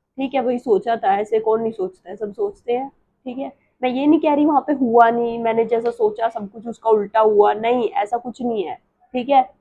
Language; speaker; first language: Hindi; native; Hindi